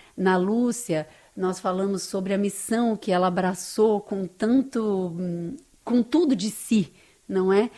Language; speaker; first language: Portuguese; native; Portuguese